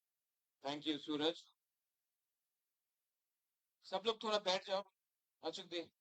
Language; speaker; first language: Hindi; non-native, local second language; Kok Borok